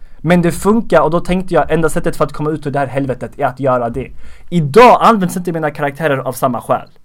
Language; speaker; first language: Swedish; early bilingual, other home language; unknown